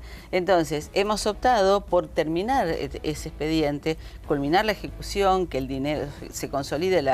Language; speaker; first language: Spanish; native; Spanish